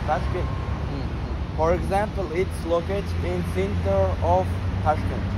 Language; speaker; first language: English; non-native, learner; Uzbek